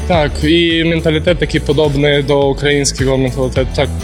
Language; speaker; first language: Polish; non-native, learner; Ukrainian